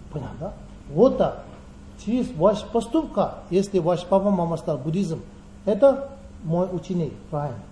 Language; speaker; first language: Russian; non-native, learner; Tibetan